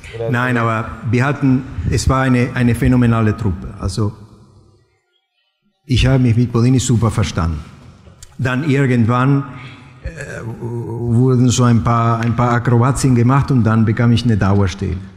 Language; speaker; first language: German; non-native, fluent; Spanish